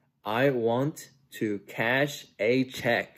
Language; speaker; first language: English; non-native, fluent; Chinese